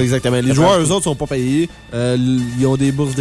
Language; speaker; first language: French; native; French